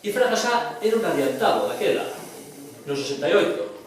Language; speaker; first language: Spanish; non-native, local second language; Galician